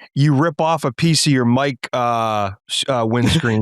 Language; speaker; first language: English; native; English